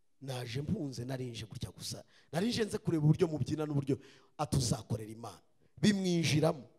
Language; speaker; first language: Kinyarwanda; native; Kinyarwanda